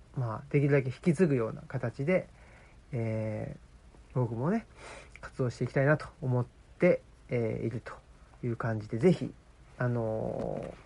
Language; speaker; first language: Japanese; native; Japanese